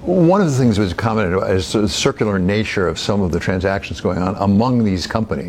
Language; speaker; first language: English; native; English